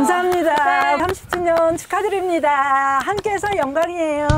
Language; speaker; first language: Korean; native; Korean